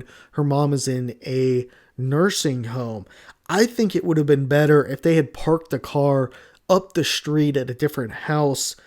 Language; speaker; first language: English; native; English